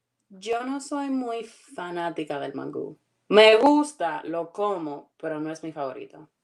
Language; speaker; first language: Spanish; early bilingual, heritage; Spanish